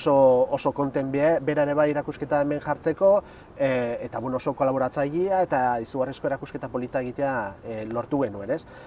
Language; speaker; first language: Basque; native; Basque